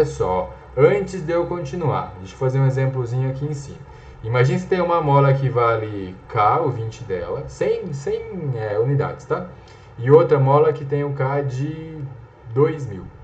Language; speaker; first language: Portuguese; native; Portuguese